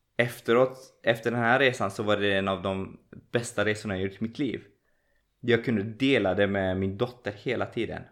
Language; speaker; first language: Swedish; early bilingual, other home language; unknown